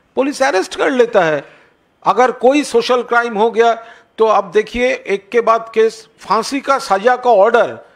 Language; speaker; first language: Hindi; non-native, local second language; Bangla